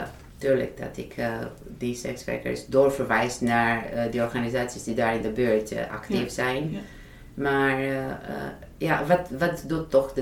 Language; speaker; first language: Dutch; non-native, fluent; Romanian